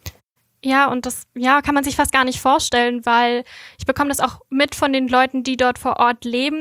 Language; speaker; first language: German; native; German